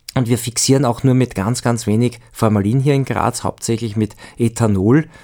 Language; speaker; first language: German; native; German